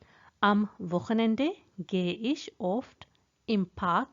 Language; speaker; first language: German; non-native, fluent; Hindi